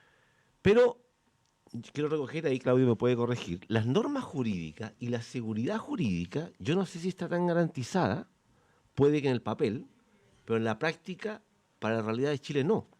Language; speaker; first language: Spanish; native; Spanish